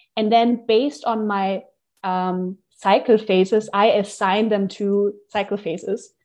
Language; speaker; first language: English; non-native, fluent; German